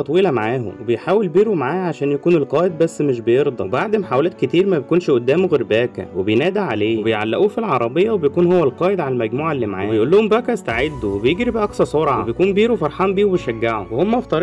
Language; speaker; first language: Arabic; native; Arabic